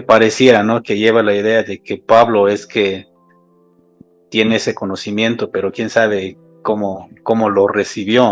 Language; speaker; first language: Spanish; non-native, local second language; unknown